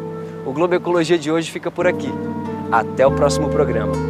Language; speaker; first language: Portuguese; native; Portuguese